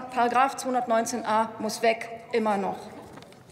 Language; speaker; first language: German; native; German